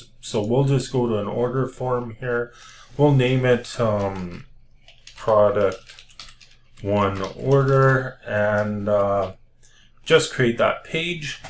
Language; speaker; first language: English; native; English